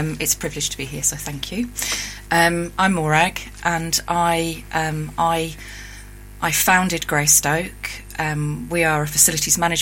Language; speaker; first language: English; native; English